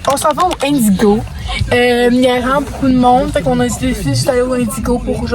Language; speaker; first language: French; native; French